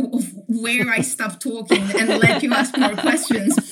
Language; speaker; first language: English; non-native, fluent; Ukrainian